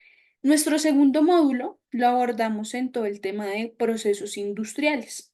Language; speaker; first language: Spanish; native; Spanish